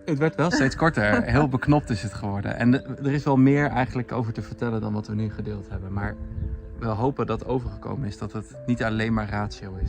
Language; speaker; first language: Dutch; native; Dutch